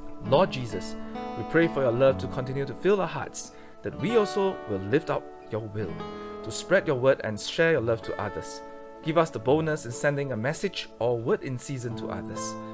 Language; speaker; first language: English; non-native, local second language; Chinese